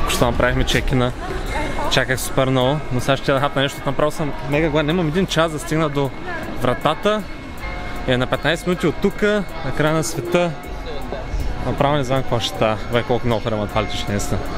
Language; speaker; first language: Bulgarian; native; Bulgarian